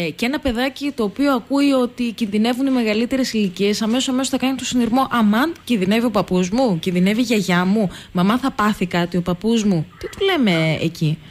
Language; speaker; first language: Greek; native; Greek